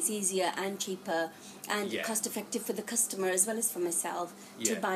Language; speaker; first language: English; non-native, local second language; Gujarati